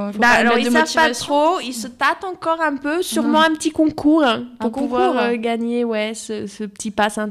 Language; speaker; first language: French; native; French